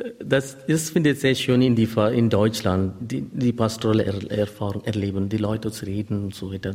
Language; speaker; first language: German; non-native, learner; Tamil